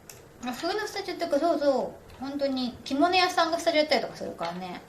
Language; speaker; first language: Japanese; native; Japanese